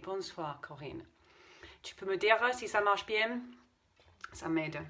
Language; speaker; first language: French; non-native, fluent; English